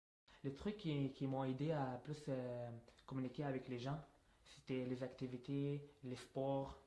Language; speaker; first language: French; non-native, fluent; Arabic